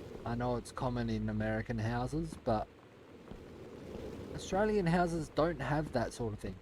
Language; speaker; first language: English; native; English